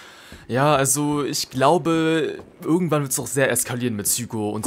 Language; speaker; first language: German; native; German